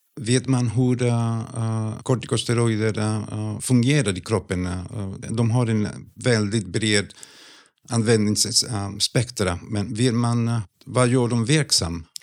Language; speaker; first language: Swedish; non-native, fluent; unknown